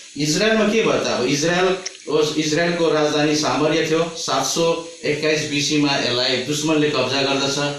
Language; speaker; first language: Nepali; native; Nepali